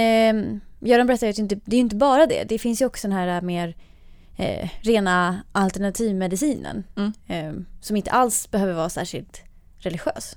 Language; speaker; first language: Swedish; native; Swedish